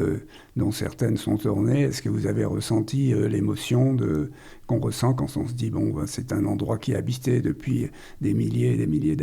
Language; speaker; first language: French; native; French